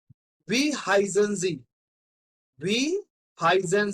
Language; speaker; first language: German; non-native, fluent; Hindi